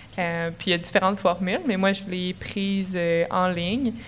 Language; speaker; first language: French; native; French